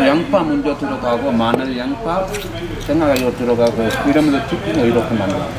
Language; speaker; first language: Korean; non-native, fluent; Urdu